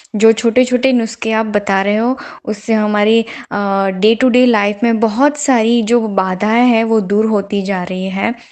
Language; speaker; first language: Hindi; non-native, local second language; Gujarati